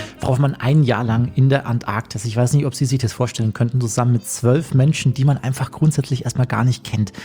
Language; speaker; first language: German; native; German